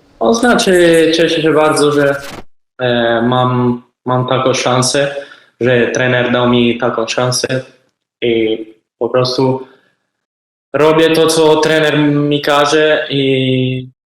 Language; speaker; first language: Polish; early bilingual, heritage; Polish